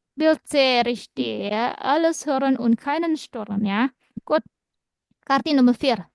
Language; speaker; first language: German; non-native, fluent; Indonesian